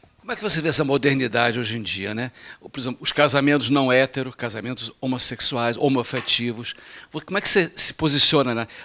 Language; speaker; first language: Portuguese; native; Portuguese